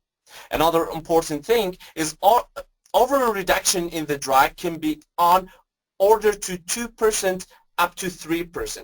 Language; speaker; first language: English; non-native, fluent; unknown